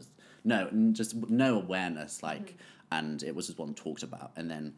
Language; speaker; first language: English; native; English